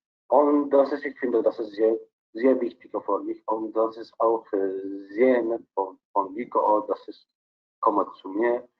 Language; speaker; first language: German; non-native, learner; Arabic